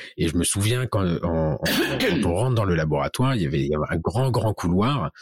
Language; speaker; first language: French; native; French